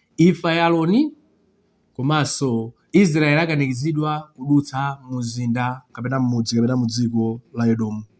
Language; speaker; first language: Nyanja; non-native, local second language; Tumbuka